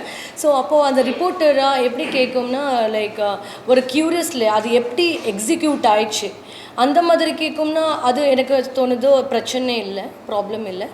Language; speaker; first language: Tamil; non-native, learner; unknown